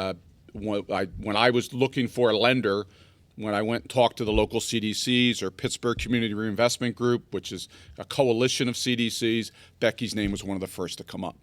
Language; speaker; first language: English; native; English